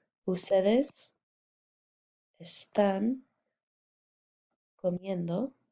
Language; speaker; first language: Spanish; non-native, fluent; English